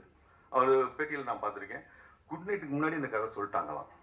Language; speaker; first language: Tamil; native; Tamil